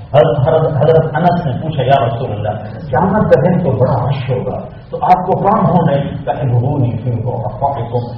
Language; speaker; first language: Urdu; non-native, local second language; Punjabi